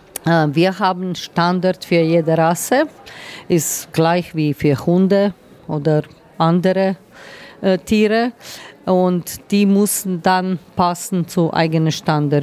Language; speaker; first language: German; non-native, learner; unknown